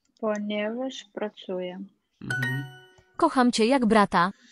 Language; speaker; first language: Polish; non-native, learner; Russian